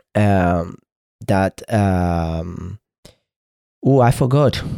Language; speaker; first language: English; non-native, fluent; Spanish